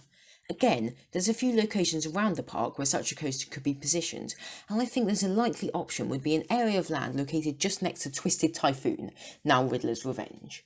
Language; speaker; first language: English; native; English